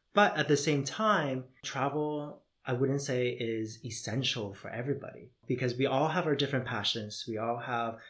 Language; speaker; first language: English; native; English